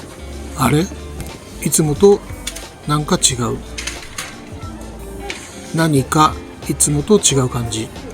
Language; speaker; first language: Japanese; native; Japanese